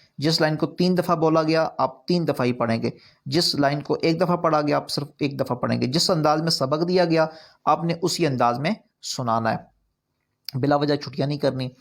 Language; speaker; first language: Urdu; non-native, local second language; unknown